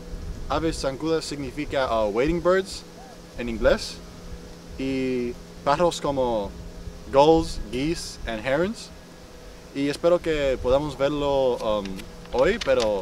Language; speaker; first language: Spanish; non-native, fluent; English